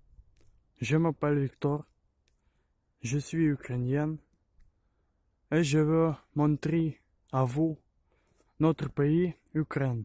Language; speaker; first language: French; non-native, learner; Ukrainian